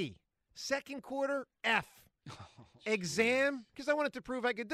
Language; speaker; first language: English; native; English